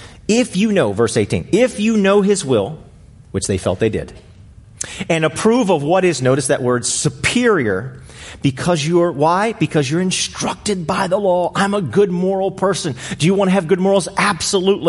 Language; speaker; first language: English; native; English